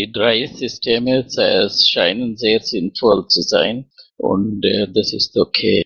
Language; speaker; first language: German; non-native, learner; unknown